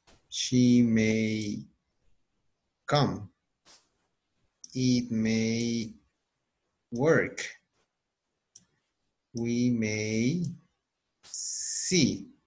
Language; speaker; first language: English; non-native, fluent; Spanish